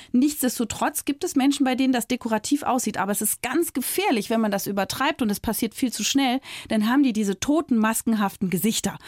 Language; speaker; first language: German; native; German